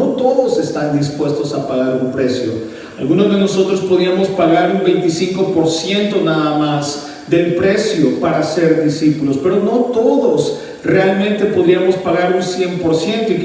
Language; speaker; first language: Spanish; early bilingual, heritage; Spanish